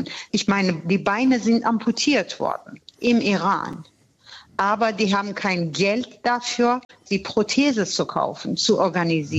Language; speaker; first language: German; non-native, fluent; Persian